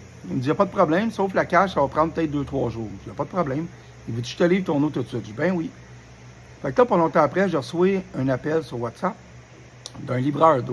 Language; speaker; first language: French; native; French